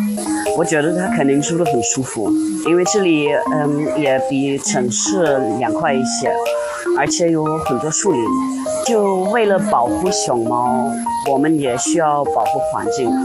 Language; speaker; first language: Chinese; non-native, fluent; German